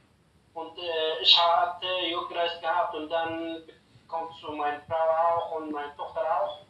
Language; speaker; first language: German; non-native, learner; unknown